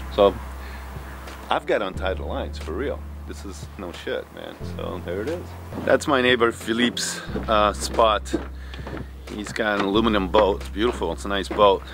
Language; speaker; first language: English; native; English